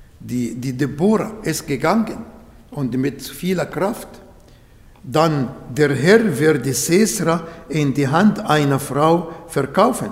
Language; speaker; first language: German; non-native, learner; Arabic